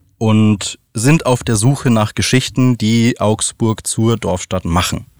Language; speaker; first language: German; native; German